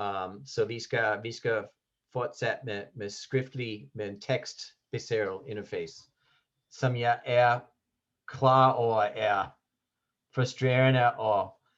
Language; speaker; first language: Danish; non-native, fluent; English